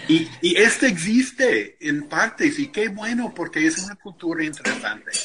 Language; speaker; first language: Spanish; non-native, fluent; English